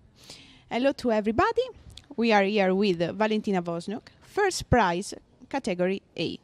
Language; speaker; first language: English; non-native, learner; Italian